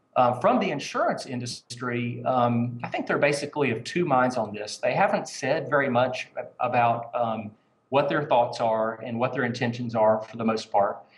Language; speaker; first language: English; native; English